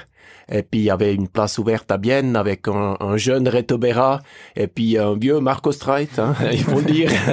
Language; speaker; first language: French; native; French